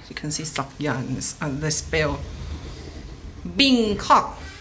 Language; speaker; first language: English; non-native, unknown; Thai